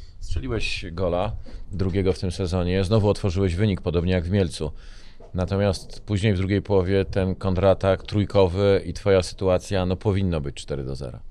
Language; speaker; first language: Polish; native; Polish